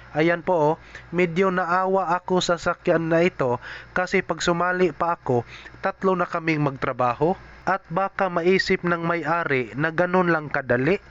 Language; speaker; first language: Filipino; non-native, local second language; Cebuano